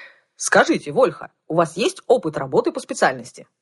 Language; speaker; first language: Russian; native; Russian